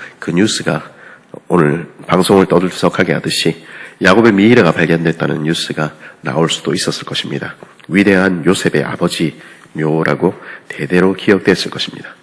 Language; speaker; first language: Korean; native; Korean